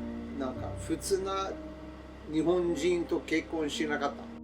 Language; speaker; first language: Japanese; non-native, learner; English